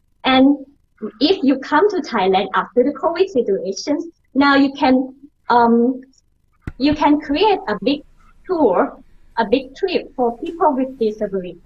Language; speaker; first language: English; non-native, learner; Thai